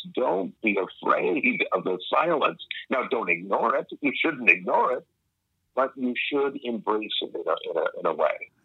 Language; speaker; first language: English; native; English